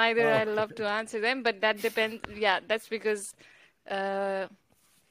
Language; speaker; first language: English; non-native, local second language; Hindi